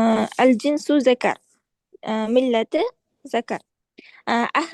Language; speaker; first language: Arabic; non-native, learner; Uzbek